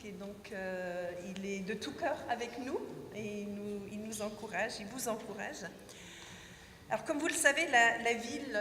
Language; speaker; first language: French; native; French